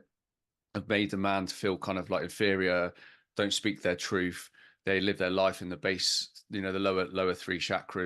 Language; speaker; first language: English; native; English